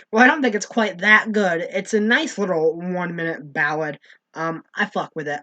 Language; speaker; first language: English; native; English